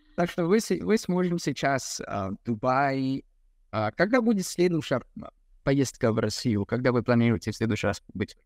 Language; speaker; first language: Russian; non-native, fluent; English